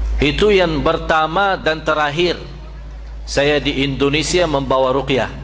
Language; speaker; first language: Malay; non-native, fluent; Arabic